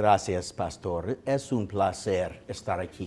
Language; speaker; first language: Spanish; non-native, learner; English